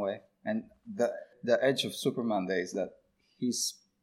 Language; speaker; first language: English; non-native, local second language; Cebuano